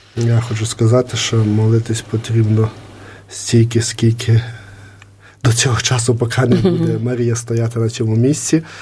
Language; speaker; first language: Ukrainian; native; Ukrainian